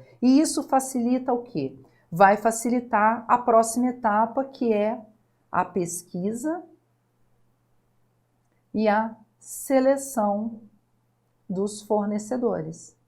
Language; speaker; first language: Portuguese; native; Portuguese